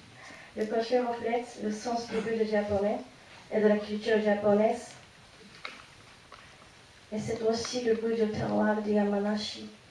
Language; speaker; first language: French; non-native, fluent; Japanese